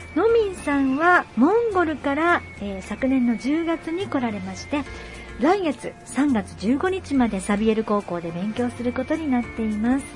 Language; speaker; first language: Japanese; native; Japanese